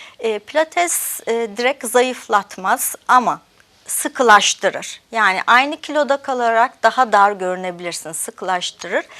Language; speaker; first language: Turkish; early bilingual, heritage; Turkish